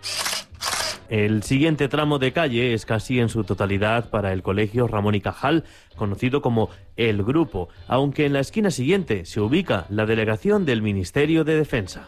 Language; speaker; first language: Spanish; native; Spanish